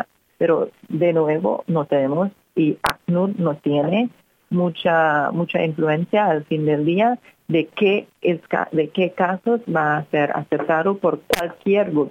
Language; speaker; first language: Spanish; non-native, fluent; English